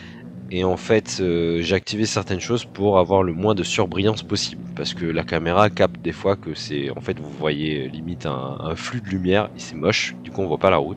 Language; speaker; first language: French; native; French